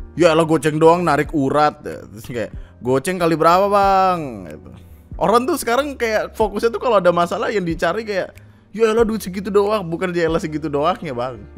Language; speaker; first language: Indonesian; native; Indonesian